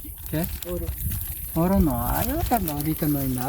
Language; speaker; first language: Spanish; native; Spanish